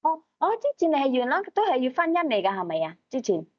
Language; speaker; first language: Cantonese; native; Cantonese